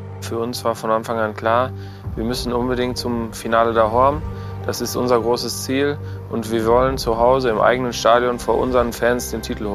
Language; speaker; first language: German; native; German